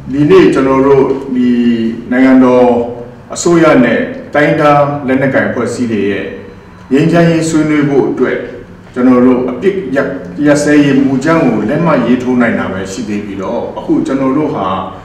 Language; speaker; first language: Burmese; non-native, local second language; Hakha Chin